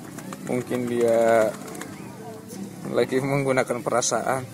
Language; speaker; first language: Indonesian; non-native, local second language; Sundanese